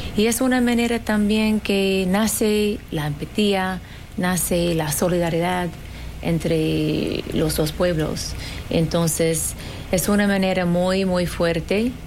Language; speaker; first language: Spanish; non-native, fluent; Arabic